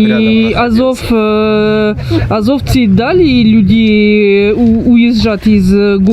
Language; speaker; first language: Russian; non-native, fluent; French